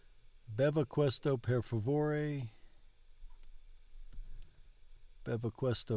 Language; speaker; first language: Italian; non-native, learner; English